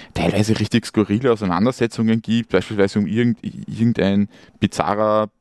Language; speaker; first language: German; native; German